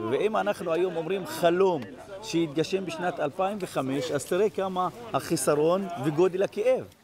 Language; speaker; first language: Hebrew; non-native, local second language; Arabic